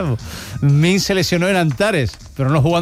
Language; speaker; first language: Spanish; native; Spanish